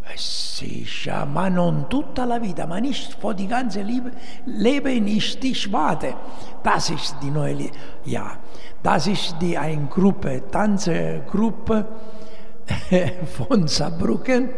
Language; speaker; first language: German; non-native, learner; Italian